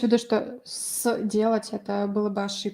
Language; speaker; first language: Russian; native; Russian